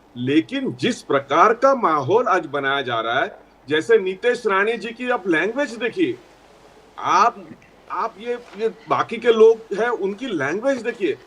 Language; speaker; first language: Hindi; non-native, local second language; Gujarati